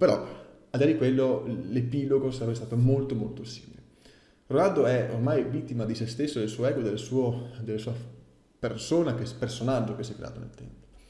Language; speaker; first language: Italian; native; Italian